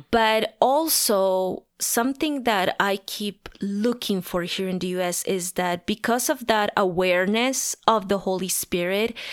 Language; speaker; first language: English; non-native, fluent; Spanish